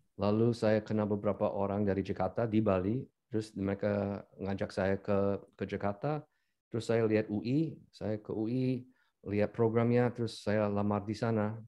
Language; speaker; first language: Indonesian; non-native, fluent; English